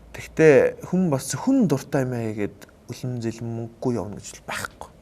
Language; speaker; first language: Mongolian; native; Mongolian